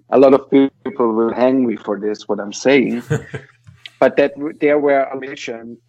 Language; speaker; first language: English; non-native, fluent; German